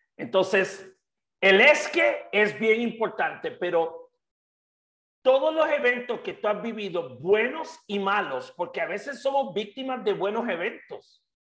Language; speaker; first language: Spanish; native; Spanish